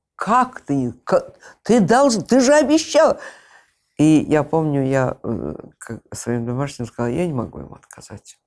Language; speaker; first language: Russian; native; Russian